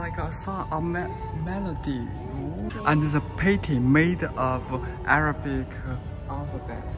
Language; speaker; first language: English; non-native, learner; Chinese